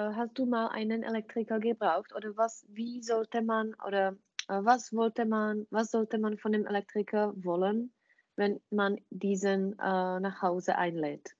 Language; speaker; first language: German; non-native, fluent; Czech